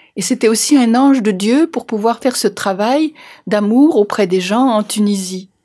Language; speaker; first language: French; native; French